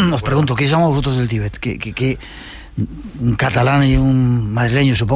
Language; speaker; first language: Spanish; native; Spanish